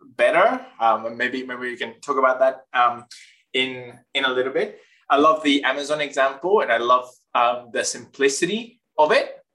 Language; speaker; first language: English; non-native, fluent; Spanish